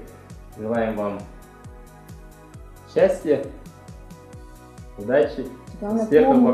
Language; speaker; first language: Russian; native; Russian